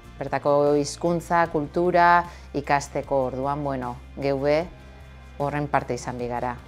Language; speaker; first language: Basque; native; Basque